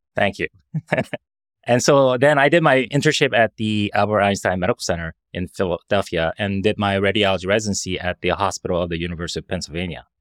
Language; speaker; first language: English; early bilingual, other home language; Korean